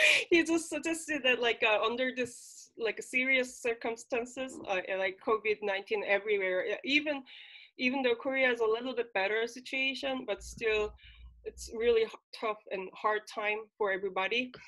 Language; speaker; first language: English; non-native, fluent; Korean